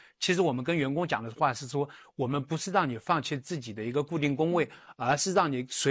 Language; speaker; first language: Chinese; native; Chinese